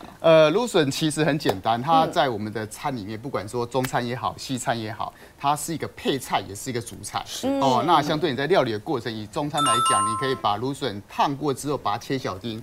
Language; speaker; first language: Chinese; native; Chinese